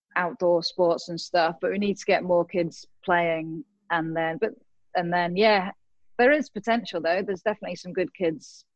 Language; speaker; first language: English; native; English